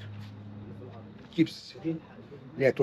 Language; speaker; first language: French; non-native, learner; Arabic